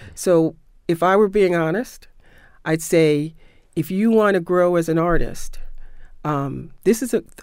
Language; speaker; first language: English; native; English